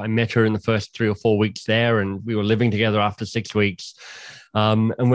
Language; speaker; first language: English; native; English